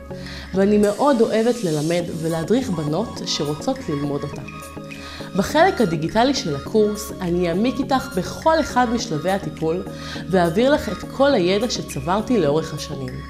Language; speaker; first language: Hebrew; native; Hebrew